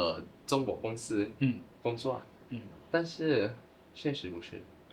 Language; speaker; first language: Chinese; non-native, fluent; Thai